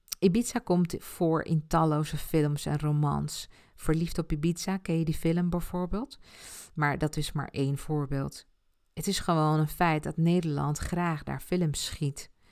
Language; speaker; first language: Dutch; early bilingual, other home language; Spanish